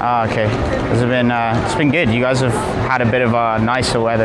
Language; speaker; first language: English; native; English